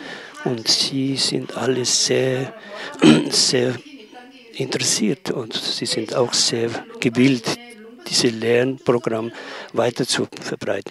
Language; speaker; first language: German; non-native, learner; Tibetan